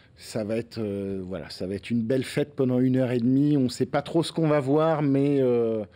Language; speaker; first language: French; native; French